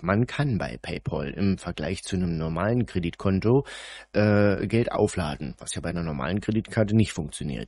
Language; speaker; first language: German; native; German